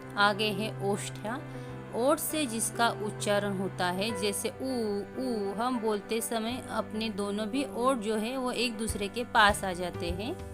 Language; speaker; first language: Hindi; non-native, local second language; Marathi